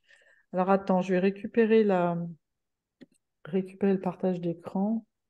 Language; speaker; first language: French; native; French